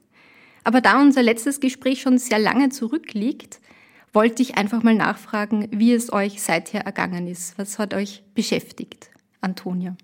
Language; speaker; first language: German; native; German